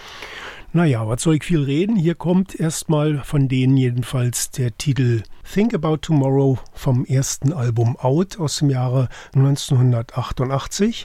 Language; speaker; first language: German; native; German